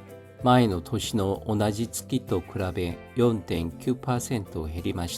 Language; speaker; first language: Japanese; non-native, fluent; Korean